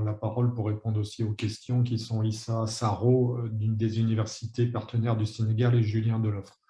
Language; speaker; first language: French; native; French